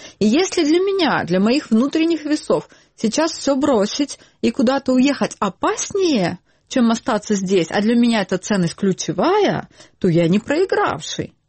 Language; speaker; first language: Russian; non-native, local second language; Ukrainian